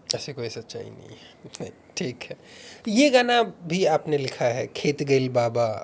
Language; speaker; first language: Hindi; native; Hindi